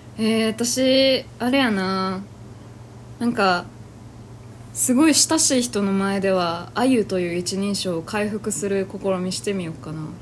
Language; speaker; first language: Japanese; native; Japanese